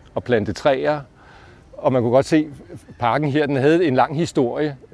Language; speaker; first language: Danish; native; Danish